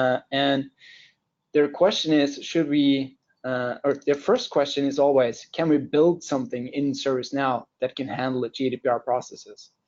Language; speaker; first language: English; non-native, fluent; Norwegian